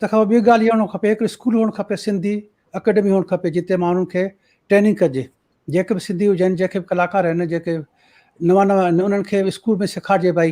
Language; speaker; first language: Sindhi; early bilingual, heritage; Sindhi